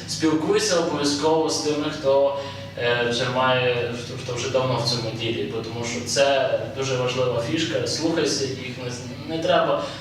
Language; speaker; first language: Ukrainian; native; Ukrainian